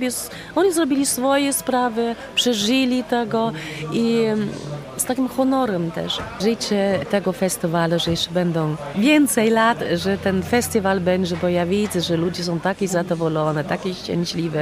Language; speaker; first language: Polish; non-native, learner; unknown